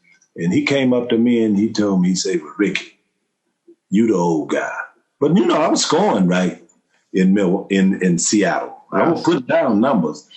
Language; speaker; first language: English; native; English